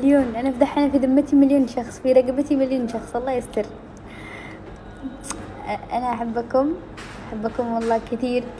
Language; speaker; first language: Arabic; native; Arabic